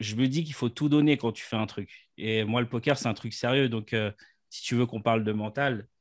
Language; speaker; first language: French; native; French